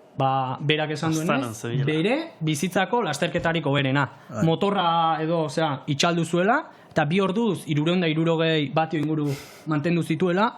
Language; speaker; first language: Basque; native; Basque